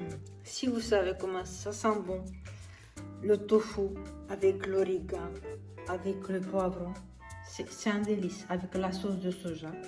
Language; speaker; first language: French; non-native, fluent; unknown